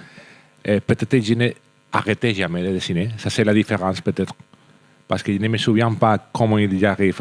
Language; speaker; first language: French; non-native, learner; Spanish